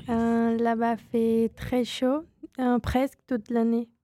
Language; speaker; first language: French; non-native, learner; Portuguese